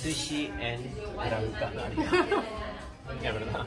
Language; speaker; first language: Spanish; non-native, learner; Korean